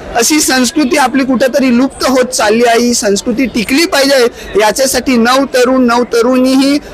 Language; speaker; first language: Marathi; native; Marathi